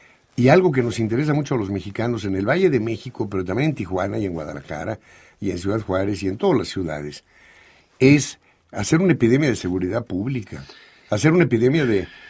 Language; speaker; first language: Spanish; native; Spanish